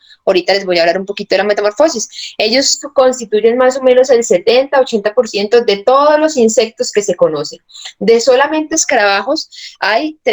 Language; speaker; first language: Spanish; native; Spanish